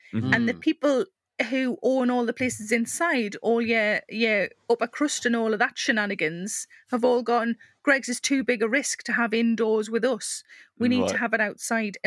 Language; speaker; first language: English; native; English